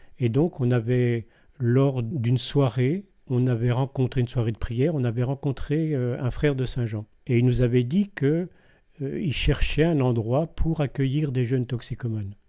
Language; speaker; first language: French; native; French